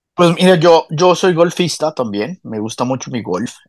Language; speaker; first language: Spanish; native; Spanish